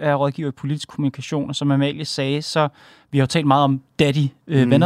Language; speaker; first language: Danish; native; Danish